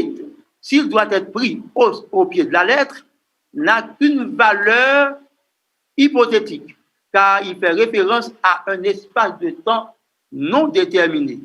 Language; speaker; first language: French; non-native, local second language; Haitian Creole